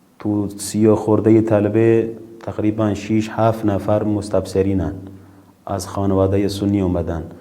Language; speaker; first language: Persian; non-native, fluent; Urdu